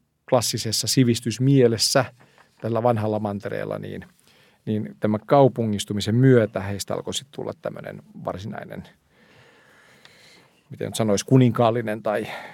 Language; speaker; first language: Finnish; native; Finnish